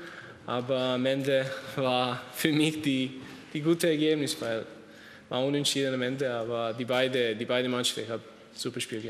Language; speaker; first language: German; non-native, fluent; Serbian